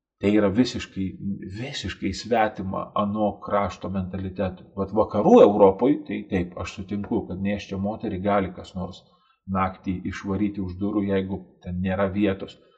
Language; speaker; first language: Lithuanian; native; Lithuanian